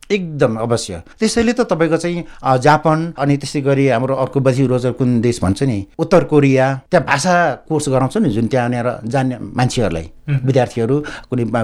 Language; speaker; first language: Nepali; non-native, local second language; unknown